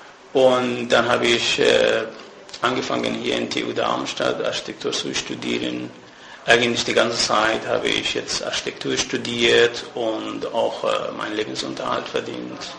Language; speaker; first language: German; non-native, fluent; Persian